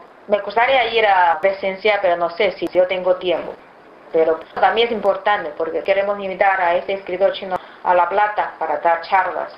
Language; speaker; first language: Spanish; non-native, fluent; Chinese